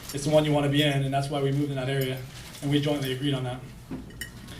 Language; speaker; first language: English; native; English